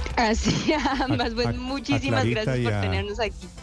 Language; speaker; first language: Spanish; early bilingual, heritage; Spanish